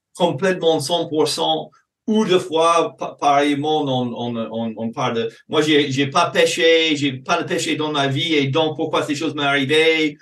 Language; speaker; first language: French; non-native, fluent; English